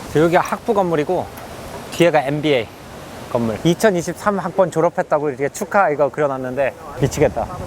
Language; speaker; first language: Korean; native; Korean